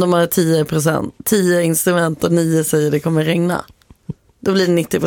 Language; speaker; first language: Swedish; native; Swedish